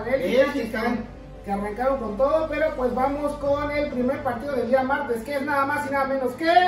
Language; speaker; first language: Spanish; native; Spanish